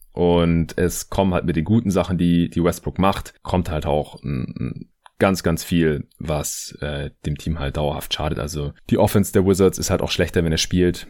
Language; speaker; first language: German; native; German